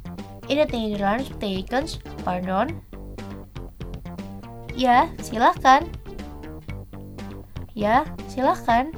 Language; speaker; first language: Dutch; non-native, fluent; Indonesian